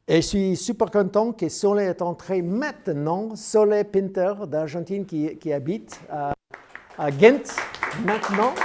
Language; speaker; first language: French; non-native, learner; English